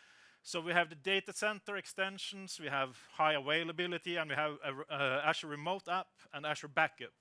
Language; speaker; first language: English; non-native, fluent; Norwegian